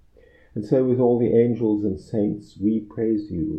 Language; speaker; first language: English; native; English